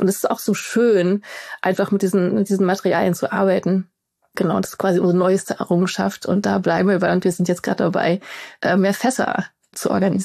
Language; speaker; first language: German; native; German